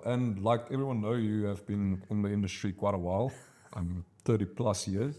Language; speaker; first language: English; non-native, local second language; Afrikaans